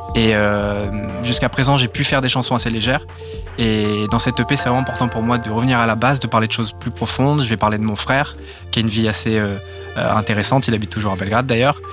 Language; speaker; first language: French; early bilingual, other home language; Serbian